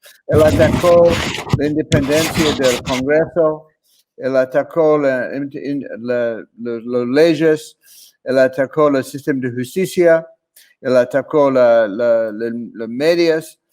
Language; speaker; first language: Spanish; non-native, fluent; English